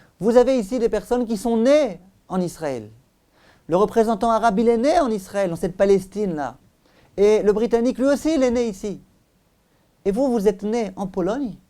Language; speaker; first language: French; native; French